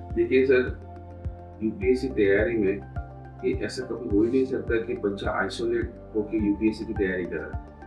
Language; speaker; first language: Hindi; non-native, local second language; Assamese